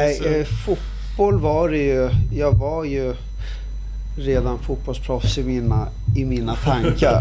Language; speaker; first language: Swedish; early bilingual, other home language; Arabic